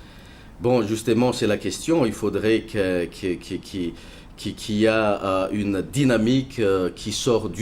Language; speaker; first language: French; non-native, local second language; Malagasy